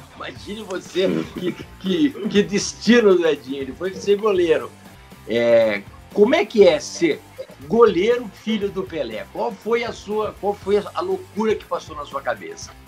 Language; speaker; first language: Portuguese; native; Portuguese